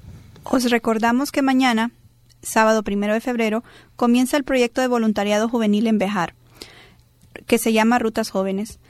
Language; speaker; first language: Spanish; native; Spanish